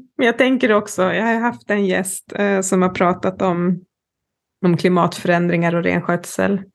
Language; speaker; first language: Swedish; native; Swedish